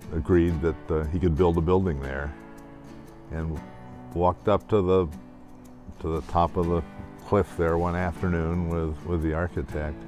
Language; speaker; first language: English; native; English